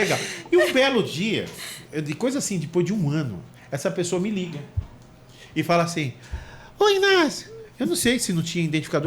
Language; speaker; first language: Portuguese; native; Portuguese